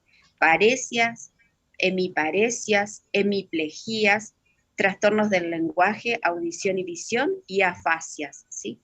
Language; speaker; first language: Spanish; native; Spanish